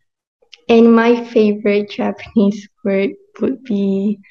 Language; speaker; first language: English; non-native, local second language; Malay